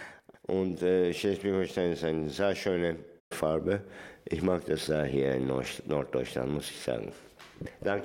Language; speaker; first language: German; non-native, fluent; Turkish